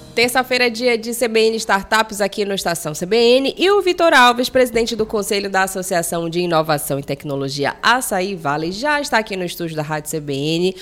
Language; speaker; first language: Portuguese; native; Portuguese